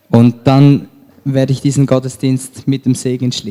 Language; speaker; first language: German; native; German